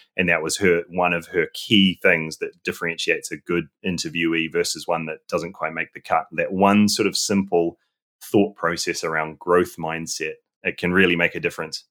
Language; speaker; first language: English; native; English